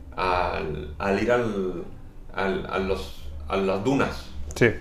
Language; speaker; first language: Spanish; native; Spanish